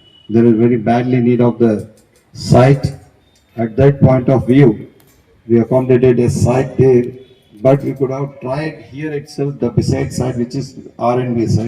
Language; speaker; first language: English; non-native, local second language; Telugu